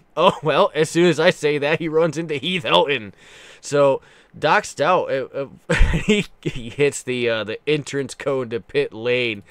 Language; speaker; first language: English; native; English